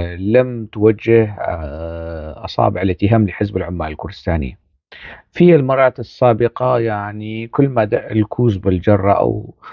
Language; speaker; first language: Arabic; non-native, local second language; Kurdish